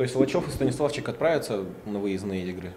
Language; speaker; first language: Russian; native; Russian